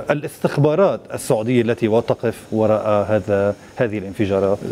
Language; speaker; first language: Arabic; native; Arabic